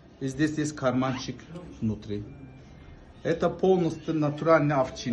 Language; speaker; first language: Russian; non-native, learner; Turkish